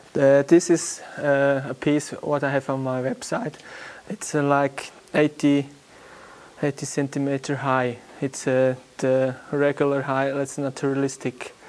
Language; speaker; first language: English; non-native, learner; German